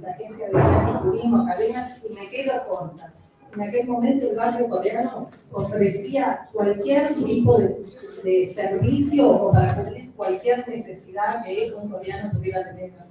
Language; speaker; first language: Spanish; native; Spanish